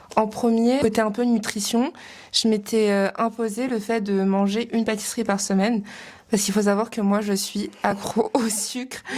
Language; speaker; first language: French; native; French